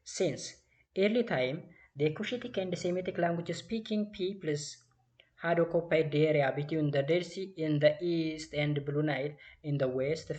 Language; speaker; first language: English; non-native, local second language; Amharic